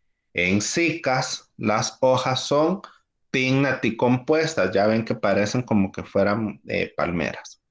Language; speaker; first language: Spanish; native; Spanish